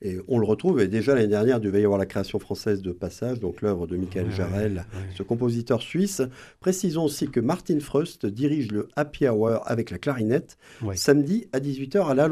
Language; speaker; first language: French; native; French